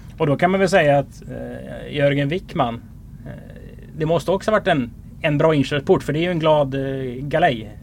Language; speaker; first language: Swedish; native; Swedish